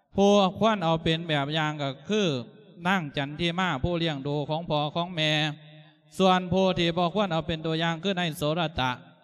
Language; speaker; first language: Lao; native; Lao